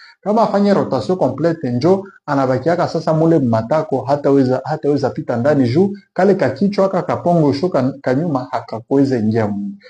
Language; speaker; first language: Swahili; native; Swahili